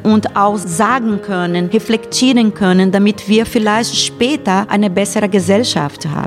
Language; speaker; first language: German; non-native, fluent; Portuguese